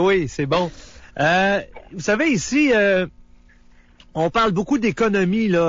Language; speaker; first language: French; native; French